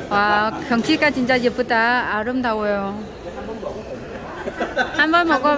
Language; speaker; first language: Korean; non-native, learner; Vietnamese